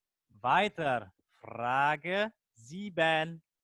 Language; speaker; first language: German; non-native, fluent; Indonesian